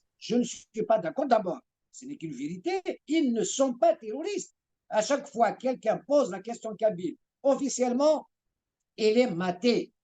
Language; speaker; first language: French; non-native, local second language; Kabyle